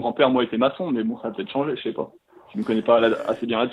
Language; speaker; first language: French; native; French